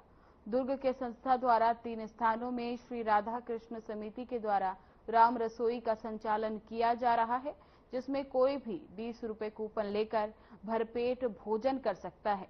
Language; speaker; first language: Hindi; native; Hindi